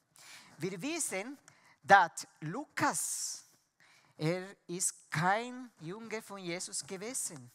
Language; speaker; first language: German; non-native, fluent; Spanish